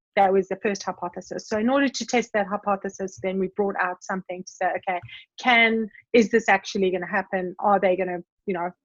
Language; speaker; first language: English; native; English